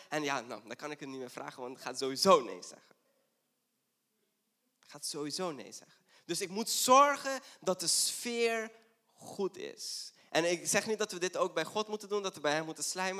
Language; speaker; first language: Dutch; non-native, fluent; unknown